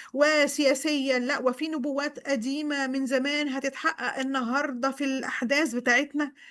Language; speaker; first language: Arabic; native; Arabic